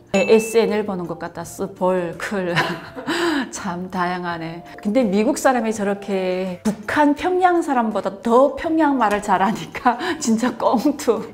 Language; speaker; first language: Korean; native; Korean